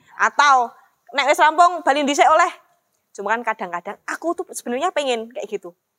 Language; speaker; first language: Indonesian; non-native, local second language; Javanese